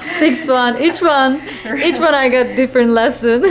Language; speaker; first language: English; non-native, fluent; Turkish